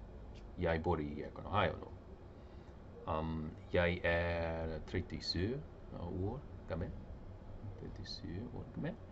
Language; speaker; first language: Norwegian; non-native, learner; English